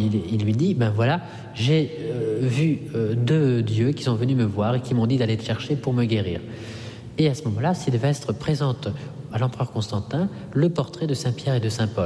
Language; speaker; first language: French; non-native, fluent; Italian